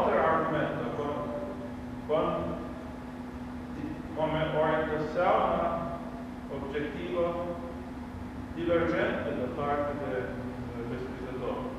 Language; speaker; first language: Portuguese; non-native, learner; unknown